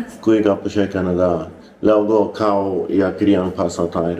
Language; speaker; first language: Thai; non-native, learner; English